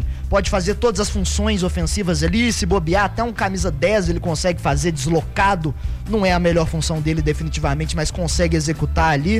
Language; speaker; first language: Portuguese; native; Portuguese